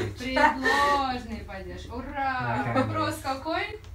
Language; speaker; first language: Russian; native; Russian